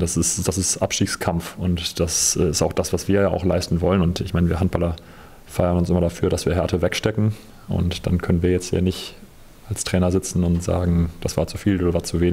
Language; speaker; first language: German; native; German